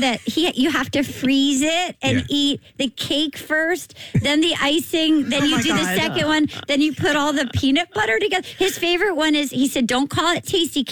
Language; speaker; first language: English; native; English